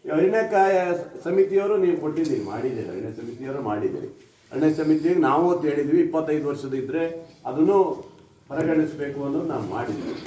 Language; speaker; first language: Kannada; native; Kannada